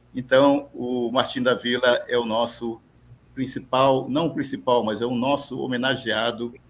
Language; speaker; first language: Portuguese; native; Portuguese